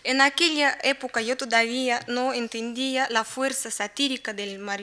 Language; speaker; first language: Spanish; non-native, learner; Russian